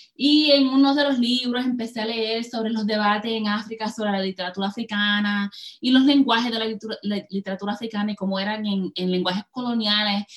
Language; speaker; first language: Spanish; early bilingual, heritage; Spanish